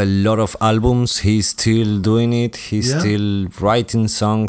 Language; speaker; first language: English; non-native, learner; Spanish